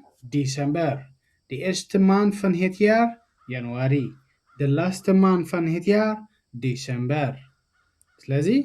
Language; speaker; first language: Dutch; non-native, fluent; Tigrinya